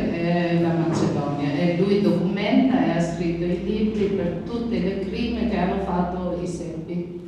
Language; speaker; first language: Italian; non-native, learner; Albanian